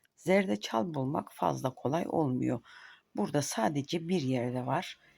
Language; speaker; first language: Turkish; native; Turkish